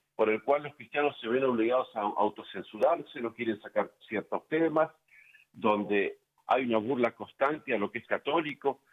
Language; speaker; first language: Spanish; native; Spanish